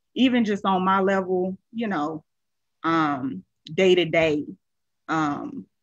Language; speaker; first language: English; native; English